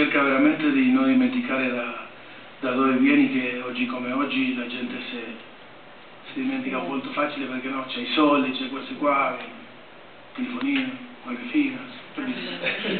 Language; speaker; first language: Italian; non-native, fluent; Spanish